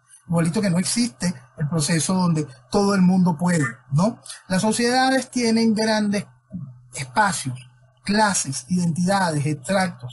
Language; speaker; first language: Spanish; native; Spanish